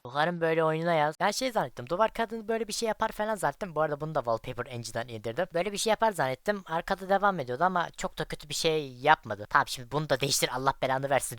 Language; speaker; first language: Turkish; native; Turkish